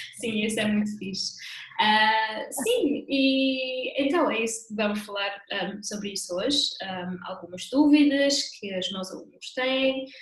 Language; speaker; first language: Portuguese; non-native, fluent; English